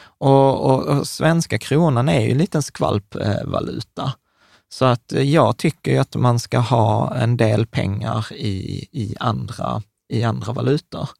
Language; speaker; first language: Swedish; early bilingual, other home language; Czech